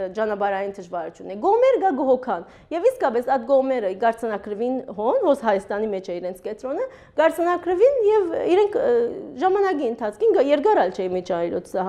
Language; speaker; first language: Armenian; early bilingual, heritage; Armenian